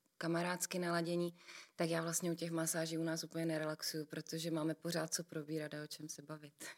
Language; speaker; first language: Czech; native; Czech